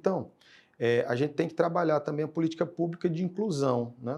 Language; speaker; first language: Portuguese; native; Portuguese